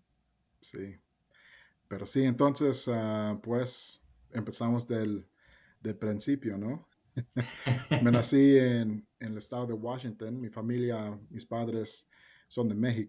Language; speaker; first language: Spanish; early bilingual, heritage; Spanish